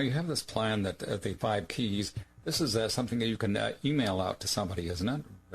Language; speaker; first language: English; native; English